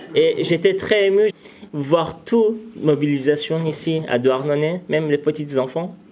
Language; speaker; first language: French; non-native, fluent; Persian